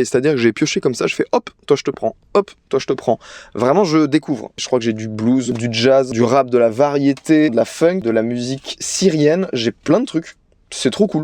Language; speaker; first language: French; native; French